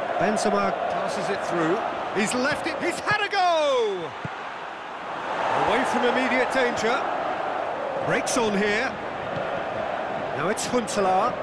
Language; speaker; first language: English; native; English